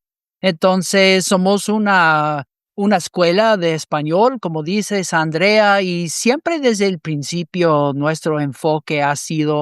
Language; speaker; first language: Spanish; non-native, fluent; English